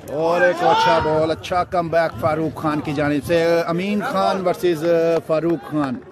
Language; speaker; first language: Urdu; non-native, local second language; Punjabi